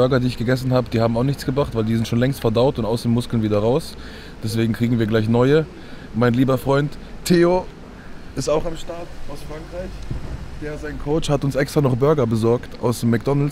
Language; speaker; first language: German; native; German